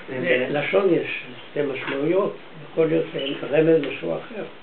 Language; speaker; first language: Hebrew; non-native, learner; French